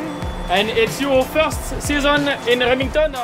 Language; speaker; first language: English; non-native, learner; French